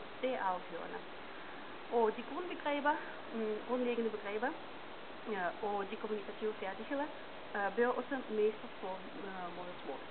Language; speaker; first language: Danish; non-native, fluent; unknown